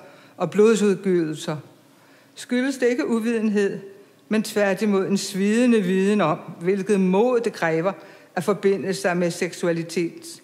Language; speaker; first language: Danish; native; Danish